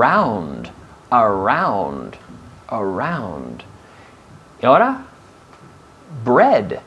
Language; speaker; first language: Spanish; non-native, fluent; English